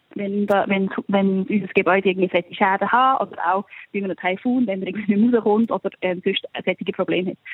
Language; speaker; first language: German; native; German